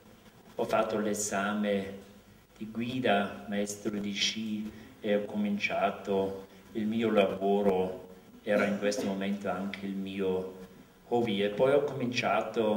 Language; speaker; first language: Italian; non-native, local second language; German